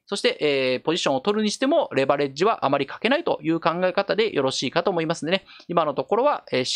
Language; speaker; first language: Japanese; native; Japanese